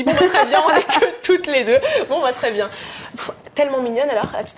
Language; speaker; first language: French; native; French